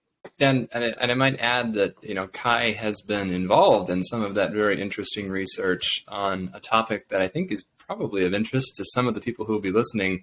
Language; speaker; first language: English; native; English